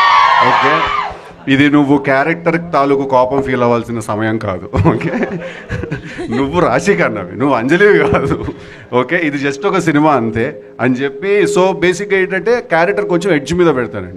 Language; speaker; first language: Telugu; native; Telugu